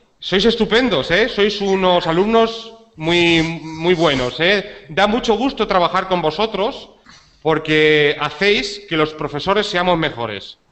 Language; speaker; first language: Spanish; native; Spanish